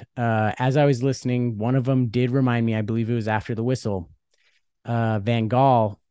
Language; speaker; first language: English; early bilingual, other home language; Dutch